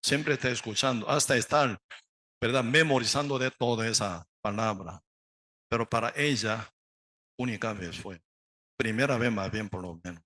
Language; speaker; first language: Spanish; non-native, learner; Korean